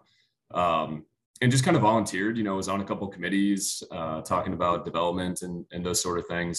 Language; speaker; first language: English; native; English